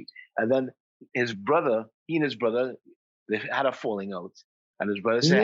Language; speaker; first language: English; native; English